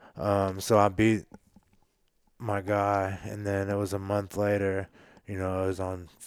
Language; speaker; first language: English; native; English